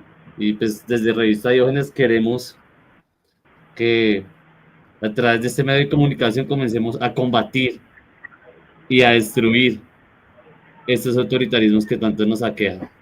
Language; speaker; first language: Spanish; native; Spanish